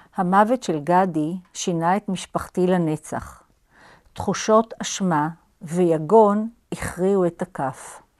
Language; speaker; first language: Hebrew; native; Hebrew